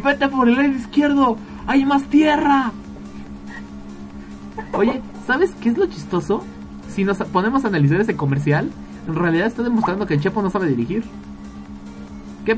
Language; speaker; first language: Spanish; native; Spanish